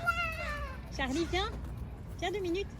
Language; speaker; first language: French; native; French